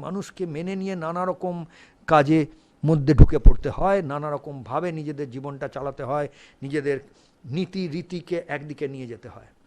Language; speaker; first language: Bangla; early bilingual, heritage; Bangla